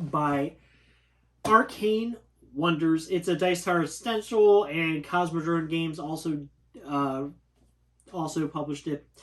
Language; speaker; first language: English; native; English